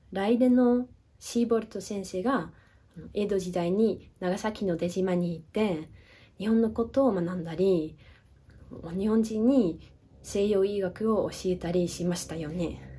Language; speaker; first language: Japanese; non-native, fluent; Dutch